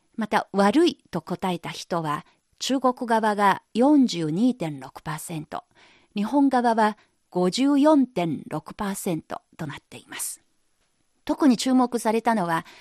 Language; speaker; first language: Japanese; non-native, fluent; Chinese